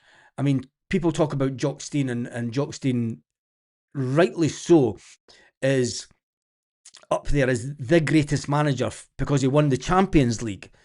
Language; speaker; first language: English; native; English